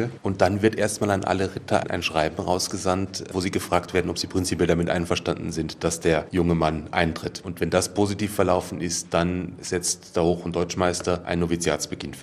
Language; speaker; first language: German; native; German